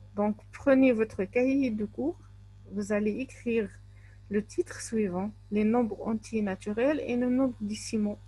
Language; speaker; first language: French; non-native, local second language; Arabic